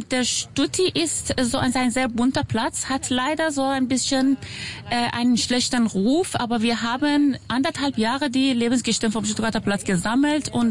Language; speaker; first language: German; non-native, fluent; Persian